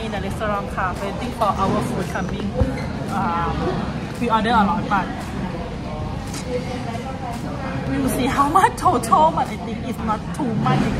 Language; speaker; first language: English; non-native, learner; Thai